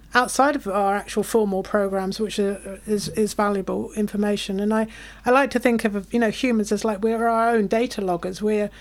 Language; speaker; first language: English; native; English